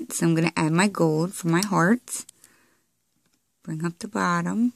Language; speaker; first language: English; native; English